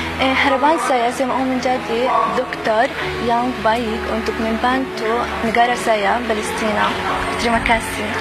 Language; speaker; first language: Indonesian; non-native, learner; Arabic